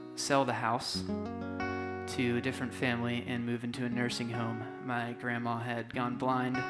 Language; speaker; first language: English; native; English